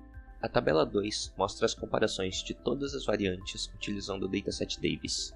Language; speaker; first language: Portuguese; native; Portuguese